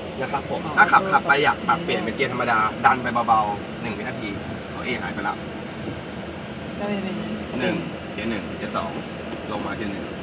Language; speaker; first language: Thai; native; Thai